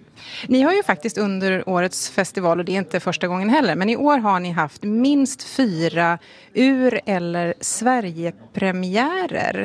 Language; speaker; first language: Swedish; native; Swedish